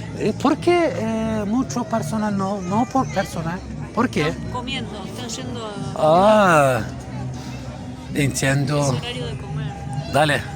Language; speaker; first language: Spanish; non-native, learner; Turkish